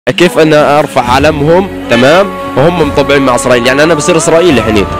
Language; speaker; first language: Arabic; native; Arabic